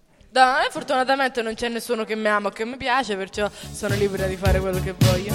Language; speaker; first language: Italian; native; Italian